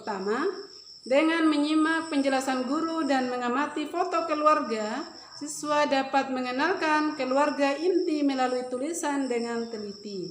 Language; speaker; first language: Indonesian; native; Indonesian